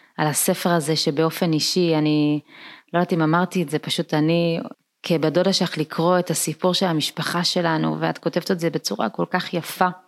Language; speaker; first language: Hebrew; early bilingual, other home language; Amharic